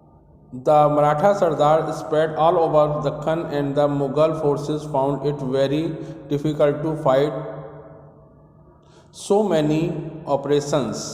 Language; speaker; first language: English; non-native, local second language; Hindi